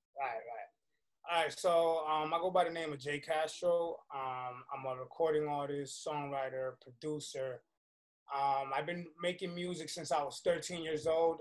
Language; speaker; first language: English; early bilingual, other home language; Spanish